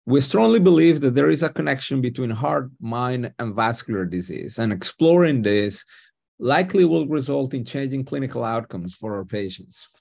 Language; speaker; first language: English; non-native, fluent; Spanish